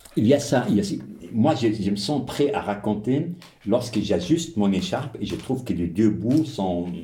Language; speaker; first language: French; non-native, local second language; Arabic